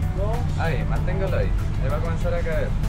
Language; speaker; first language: Spanish; native; Spanish